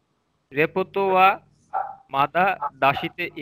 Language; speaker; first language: Japanese; non-native, learner; Bangla